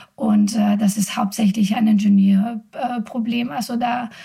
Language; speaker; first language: German; non-native, fluent; Spanish